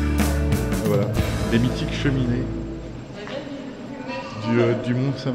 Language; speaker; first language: French; native; French